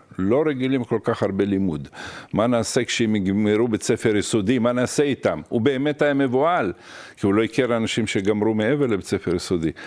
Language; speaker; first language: Hebrew; early bilingual, other home language; Arabic